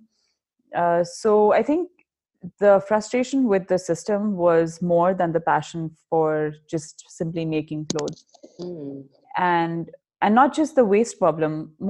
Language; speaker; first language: English; non-native, local second language; Hindi